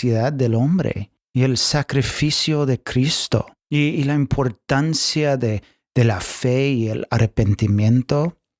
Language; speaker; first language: Spanish; non-native, fluent; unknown